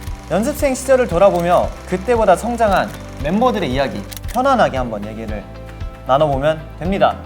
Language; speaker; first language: Korean; native; Korean